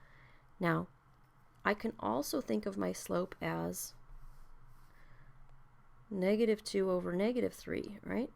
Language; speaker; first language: English; native; English